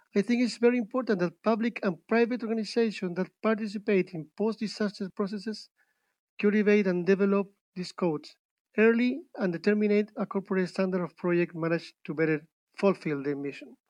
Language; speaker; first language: English; non-native, fluent; Spanish